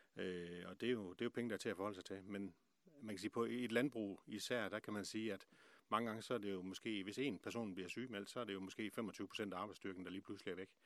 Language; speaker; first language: Danish; native; Danish